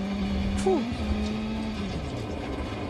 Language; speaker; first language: French; native; French